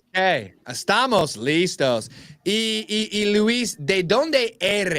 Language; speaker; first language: Spanish; non-native, learner; English